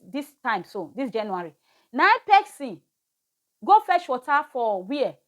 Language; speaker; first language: Nigerian Pidgin; native; Nigerian Pidgin